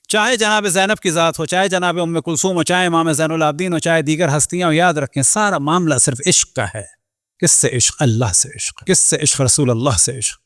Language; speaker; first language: Urdu; native; Urdu